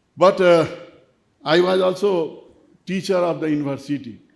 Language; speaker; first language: English; non-native, local second language; Nepali